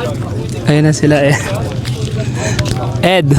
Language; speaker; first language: Filipino; native; Filipino